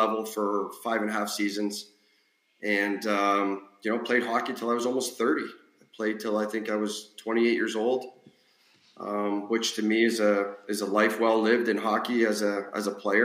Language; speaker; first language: English; native; English